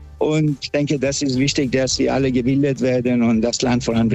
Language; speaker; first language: German; non-native, fluent; Persian